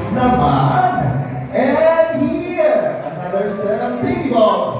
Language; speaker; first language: English; non-native, local second language; Filipino